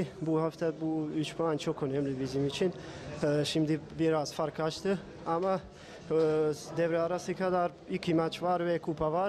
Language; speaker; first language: Turkish; non-native, learner; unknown